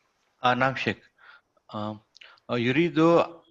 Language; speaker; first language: Arabic; non-native, learner; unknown